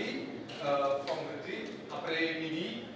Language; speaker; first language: French; non-native, learner; Indonesian